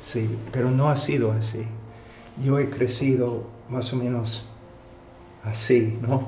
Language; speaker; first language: Spanish; non-native, fluent; English